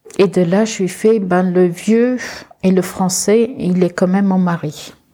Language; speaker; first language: French; early bilingual, other home language; Portuguese